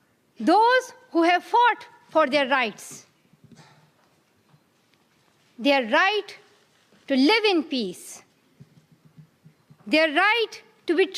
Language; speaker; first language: English; non-native, local second language; Pashto